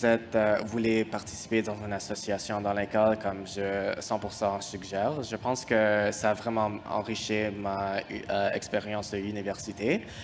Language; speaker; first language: French; non-native, fluent; English